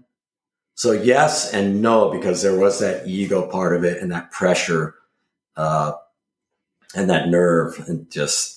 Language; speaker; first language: English; native; English